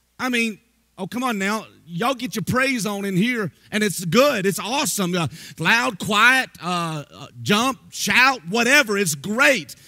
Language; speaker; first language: English; native; English